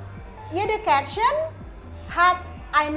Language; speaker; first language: German; non-native, fluent; Indonesian